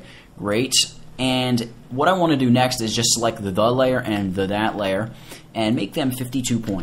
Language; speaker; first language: English; native; English